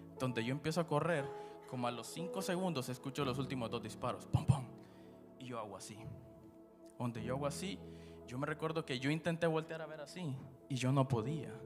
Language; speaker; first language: Spanish; native; Spanish